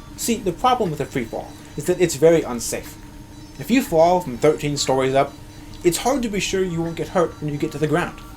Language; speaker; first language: English; native; English